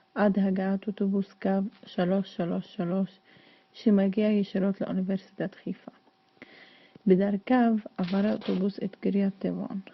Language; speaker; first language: Hebrew; non-native, local second language; Arabic